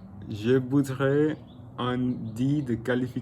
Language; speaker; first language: French; non-native, learner; Spanish